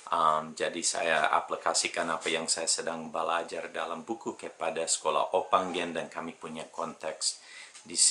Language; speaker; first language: Indonesian; non-native, fluent; English